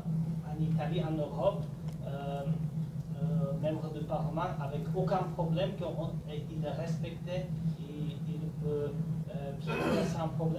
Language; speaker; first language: French; non-native, fluent; Slovak